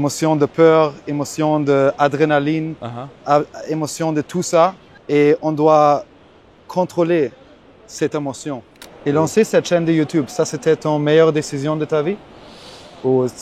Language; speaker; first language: French; non-native, learner; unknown